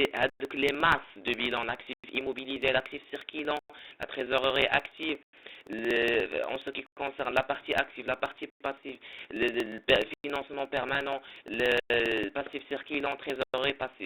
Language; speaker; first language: French; non-native, local second language; Arabic